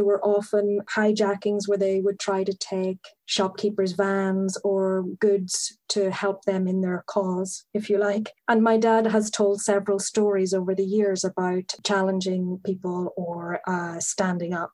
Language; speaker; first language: English; native; English